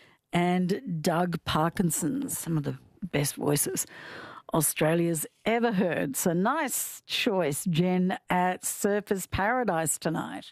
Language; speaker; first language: English; native; English